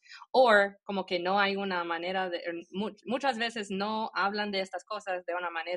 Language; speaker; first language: Spanish; early bilingual, heritage; Spanish